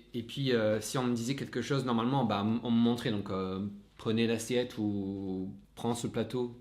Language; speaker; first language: French; non-native, fluent; English